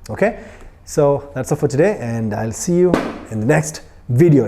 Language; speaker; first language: English; non-native, local second language; Malayalam